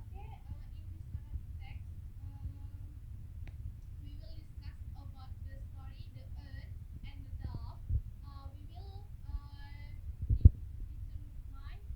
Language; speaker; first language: English; non-native, learner; Indonesian